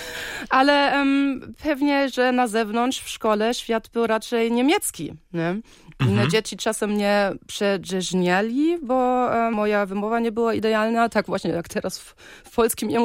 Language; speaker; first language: Polish; early bilingual, heritage; Polish